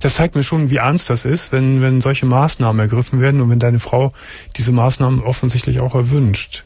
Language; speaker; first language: German; native; German